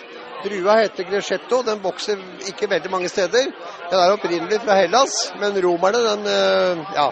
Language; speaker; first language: Norwegian; native; Norwegian